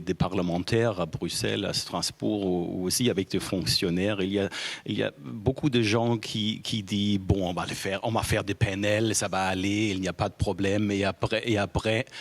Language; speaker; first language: French; non-native, fluent; German